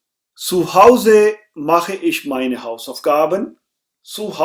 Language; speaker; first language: German; non-native, fluent; Urdu